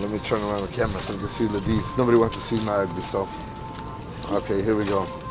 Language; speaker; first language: English; early bilingual, other home language; Spanish